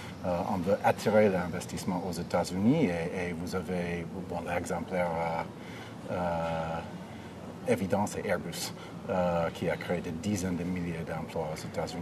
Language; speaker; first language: French; non-native, fluent; English